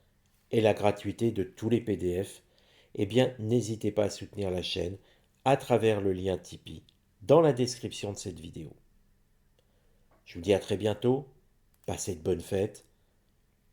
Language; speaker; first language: French; native; French